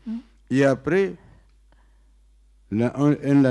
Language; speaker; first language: French; non-native, learner; Arabic